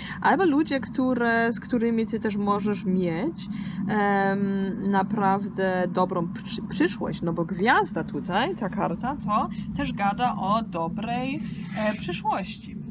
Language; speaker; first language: Polish; early bilingual, heritage; Polish